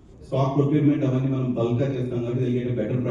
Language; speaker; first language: Telugu; native; Telugu